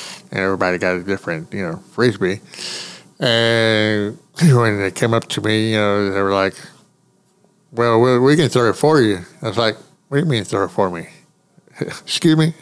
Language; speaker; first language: English; early bilingual, other home language; Spanish